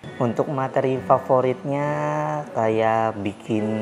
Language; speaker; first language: Indonesian; native; Indonesian